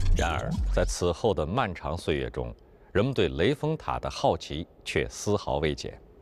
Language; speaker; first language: Chinese; native; Chinese